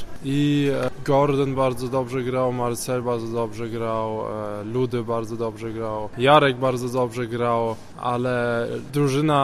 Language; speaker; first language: Polish; early bilingual, heritage; Polish